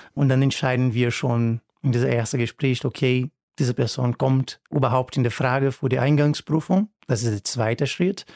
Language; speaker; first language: German; non-native, fluent; Portuguese